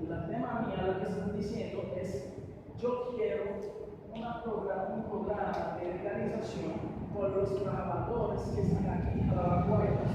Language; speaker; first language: Spanish; non-native, local second language; Haitian Creole